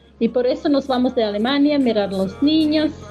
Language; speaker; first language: Spanish; non-native, learner; German